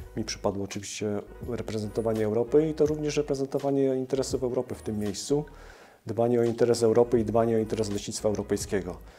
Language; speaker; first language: Polish; native; Polish